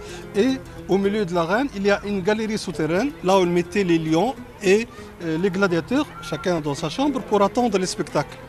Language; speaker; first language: French; non-native, local second language; Arabic